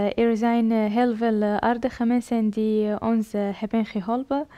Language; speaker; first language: Dutch; non-native, learner; Arabic